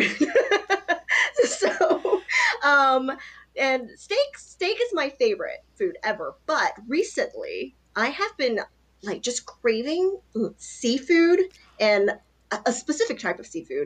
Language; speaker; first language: English; early bilingual, other home language; Chinese